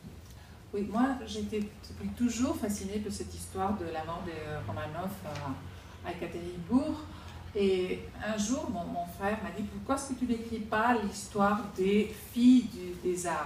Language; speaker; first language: French; non-native, fluent; Spanish